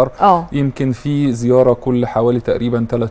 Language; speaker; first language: Arabic; native; Arabic